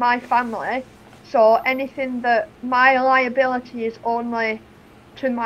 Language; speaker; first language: English; native; English